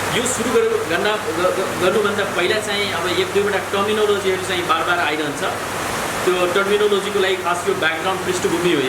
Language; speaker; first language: Nepali; non-native, local second language; Maithili